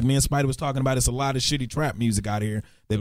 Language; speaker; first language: English; native; English